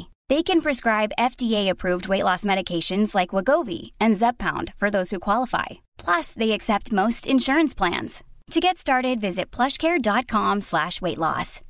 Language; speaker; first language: English; native; English